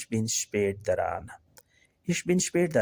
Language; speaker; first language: German; non-native, learner; Urdu